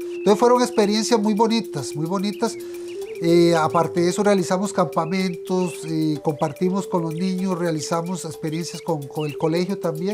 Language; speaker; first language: Spanish; native; Spanish